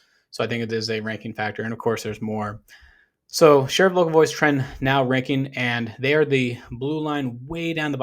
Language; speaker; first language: English; native; English